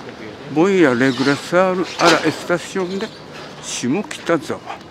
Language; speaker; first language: Spanish; non-native, learner; Japanese